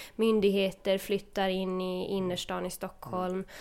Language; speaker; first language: Swedish; native; Swedish